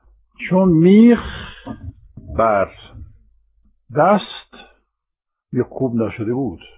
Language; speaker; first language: Persian; non-native, fluent; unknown